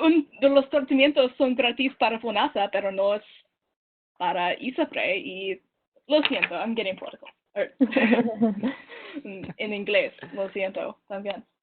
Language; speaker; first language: Spanish; non-native, learner; English